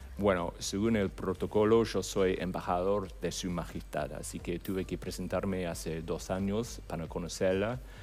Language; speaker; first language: Spanish; non-native, fluent; English